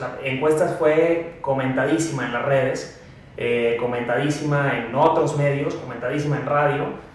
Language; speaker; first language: Spanish; native; Spanish